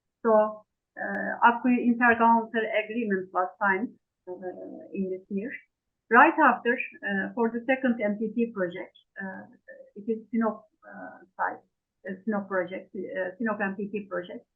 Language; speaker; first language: English; non-native, fluent; Turkish